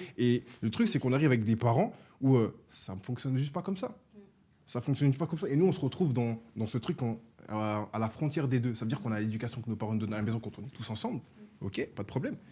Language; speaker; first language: French; early bilingual, other home language; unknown